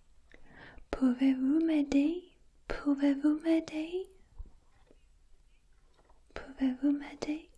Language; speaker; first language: French; non-native, learner; Russian